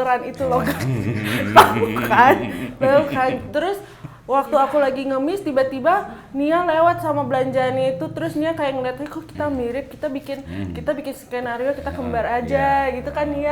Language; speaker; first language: Indonesian; native; Indonesian